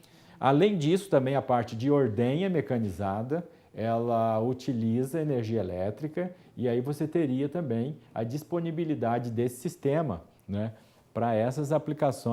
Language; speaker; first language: Portuguese; native; Portuguese